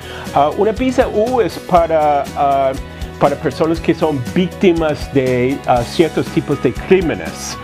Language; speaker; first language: Spanish; non-native, fluent; English